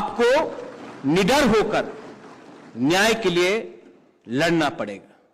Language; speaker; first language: Hindi; non-native, local second language; Kok Borok